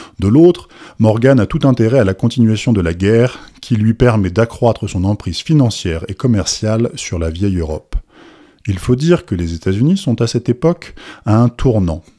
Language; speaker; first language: French; native; French